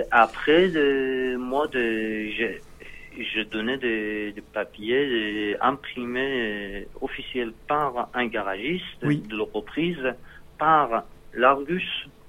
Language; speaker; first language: French; non-native, learner; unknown